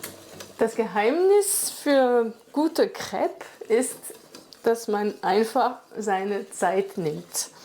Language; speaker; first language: German; non-native, fluent; French